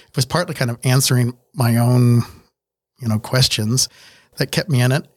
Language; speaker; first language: English; native; English